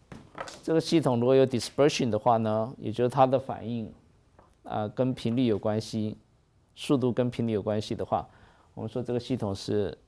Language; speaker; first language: Chinese; native; Chinese